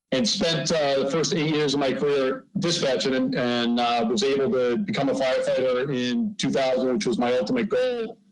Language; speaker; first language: English; native; English